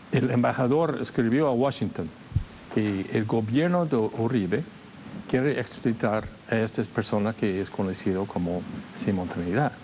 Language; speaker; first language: Spanish; non-native, fluent; English